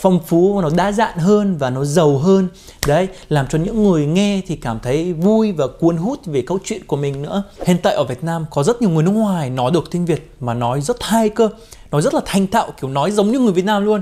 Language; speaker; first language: Vietnamese; non-native, fluent; Arabic